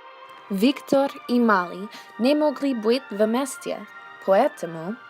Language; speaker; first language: Russian; non-native, learner; English